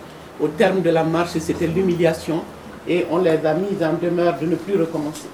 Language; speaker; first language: French; non-native, local second language; Bambara